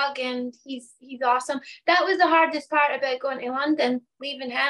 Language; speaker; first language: English; native; English